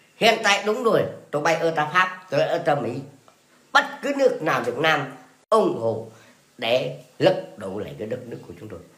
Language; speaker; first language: Vietnamese; non-native, local second language; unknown